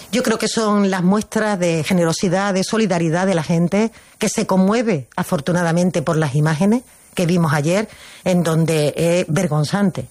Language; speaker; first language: Spanish; native; Spanish